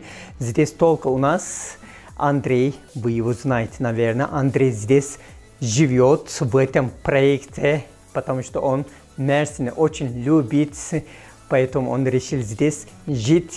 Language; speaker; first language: Russian; non-native, fluent; Turkish